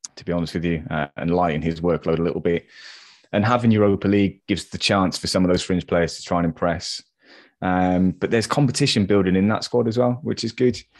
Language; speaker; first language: English; native; English